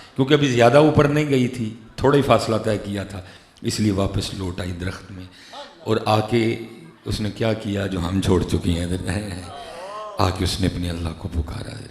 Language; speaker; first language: Urdu; non-native, local second language; Punjabi